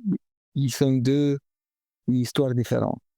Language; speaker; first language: French; non-native, fluent; Italian